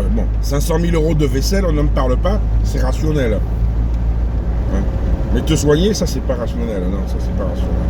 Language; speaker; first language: French; native; French